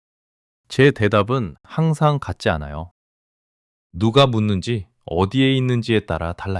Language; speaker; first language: Korean; non-native, fluent; English